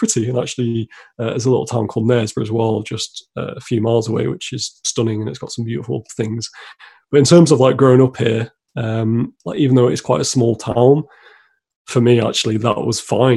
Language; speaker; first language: English; native; English